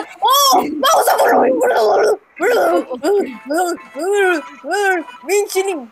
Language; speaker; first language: Spanish; native; Spanish